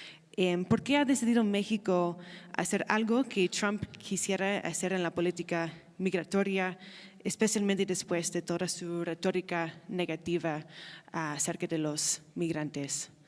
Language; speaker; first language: Spanish; non-native, fluent; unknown